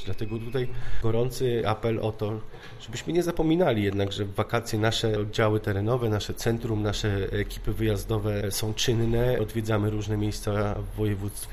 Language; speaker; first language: Polish; native; Polish